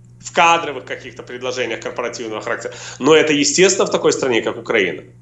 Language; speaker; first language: Russian; native; Russian